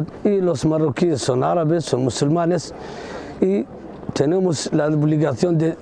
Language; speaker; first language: Spanish; non-native, local second language; Arabic